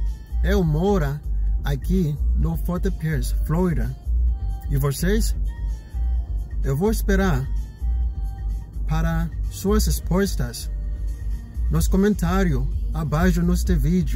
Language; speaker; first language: Portuguese; non-native, learner; Haitian Creole